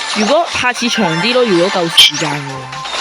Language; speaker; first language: Chinese; early bilingual, heritage; Cantonese